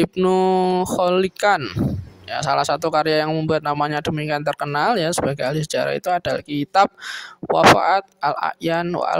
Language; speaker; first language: Indonesian; native; Indonesian